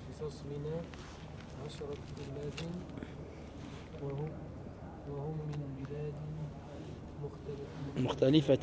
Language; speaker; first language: Arabic; non-native, learner; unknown